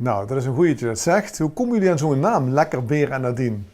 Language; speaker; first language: Dutch; native; Dutch